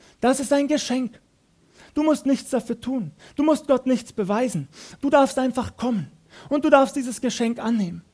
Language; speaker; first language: German; native; German